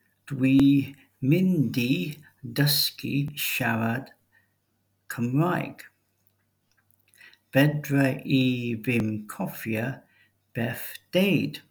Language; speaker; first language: Welsh; non-native, learner; English